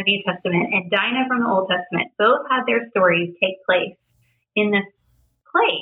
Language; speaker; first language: English; native; English